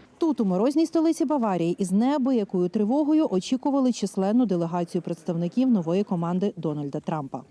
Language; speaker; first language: Ukrainian; native; Ukrainian